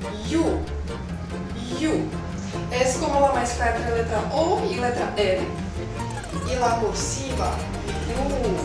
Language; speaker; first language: Spanish; non-native, fluent; Russian